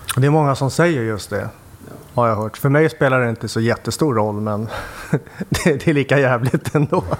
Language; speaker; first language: Norwegian; native; Norwegian